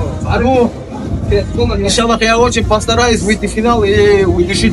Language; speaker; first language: Russian; non-native, local second language; Kyrgyz